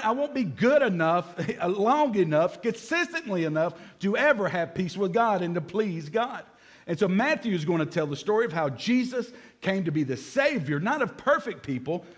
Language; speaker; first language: English; native; English